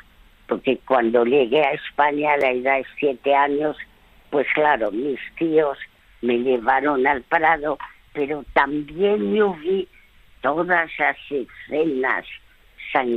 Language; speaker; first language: Spanish; early bilingual, other home language; French